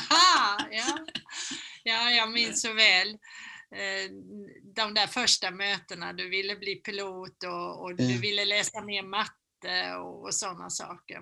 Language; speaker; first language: Swedish; native; Swedish